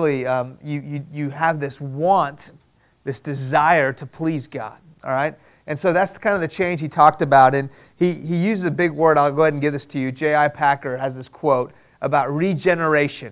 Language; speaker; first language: English; early bilingual, other home language; Persian